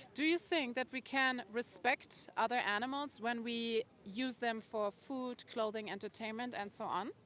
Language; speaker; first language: English; non-native, fluent; German